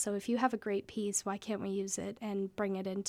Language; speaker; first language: English; native; English